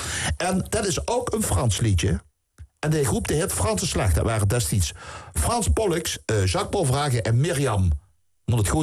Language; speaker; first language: Dutch; native; Dutch